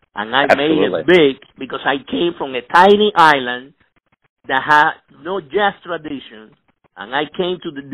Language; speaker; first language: English; non-native, fluent; Spanish